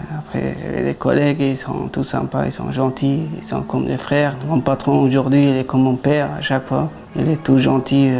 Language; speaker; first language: French; non-native, learner; Persian